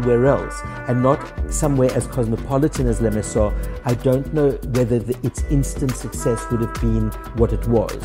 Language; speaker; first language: English; native; English